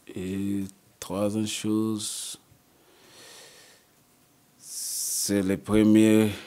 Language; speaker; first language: French; non-native, learner; English